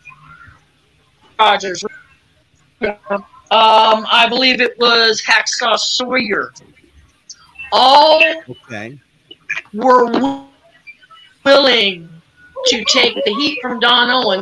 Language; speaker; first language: English; native; English